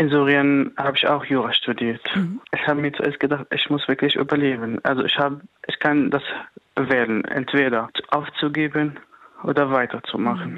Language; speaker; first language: German; non-native, fluent; Arabic